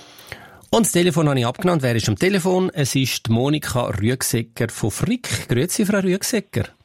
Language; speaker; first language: German; native; German